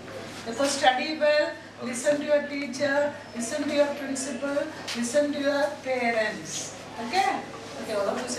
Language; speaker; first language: English; non-native, local second language; Hindi